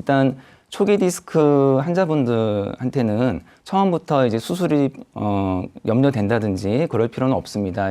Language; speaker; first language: Korean; native; Korean